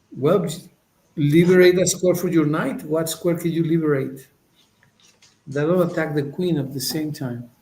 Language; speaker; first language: English; non-native, fluent; Spanish